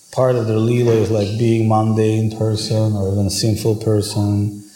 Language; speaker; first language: English; non-native, fluent; Russian